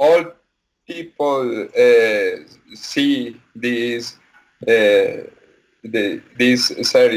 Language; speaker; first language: English; non-native, learner; Spanish